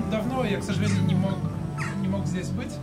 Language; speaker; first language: Russian; non-native, fluent; French